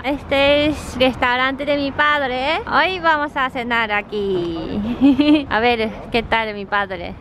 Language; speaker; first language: Spanish; non-native, learner; Japanese